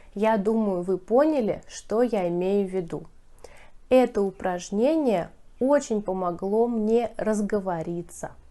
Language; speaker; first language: Russian; native; Russian